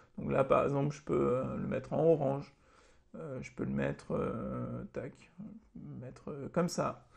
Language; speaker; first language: French; native; French